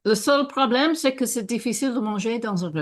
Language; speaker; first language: French; non-native, fluent; English